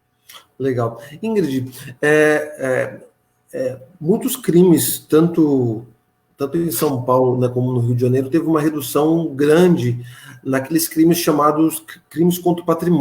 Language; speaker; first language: Portuguese; native; Portuguese